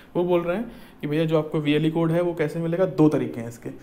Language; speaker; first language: Hindi; native; Hindi